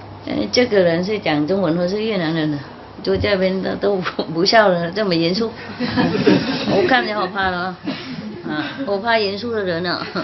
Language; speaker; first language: Chinese; non-native, fluent; Vietnamese